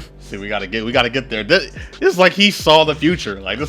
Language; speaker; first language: English; native; English